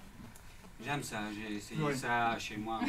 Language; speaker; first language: French; non-native, fluent; English